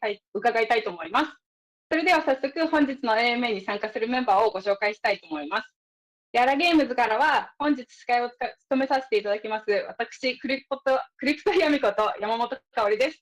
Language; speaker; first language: Japanese; native; Japanese